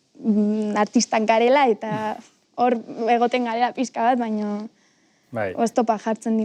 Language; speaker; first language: Basque; non-native, local second language; Spanish